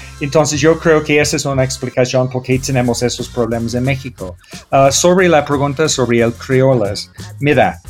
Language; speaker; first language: Spanish; non-native, fluent; English